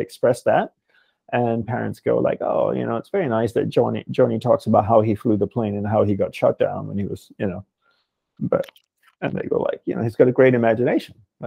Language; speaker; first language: English; non-native, local second language; Tamil